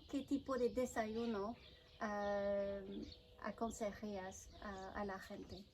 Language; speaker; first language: Spanish; non-native, fluent; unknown